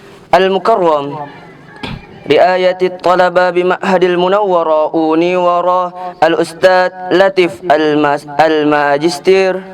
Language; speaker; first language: Arabic; non-native, learner; Indonesian